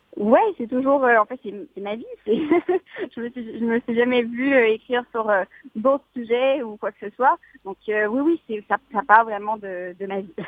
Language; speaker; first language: French; native; French